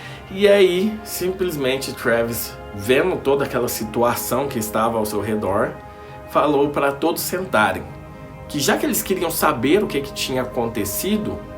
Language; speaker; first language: Portuguese; native; Portuguese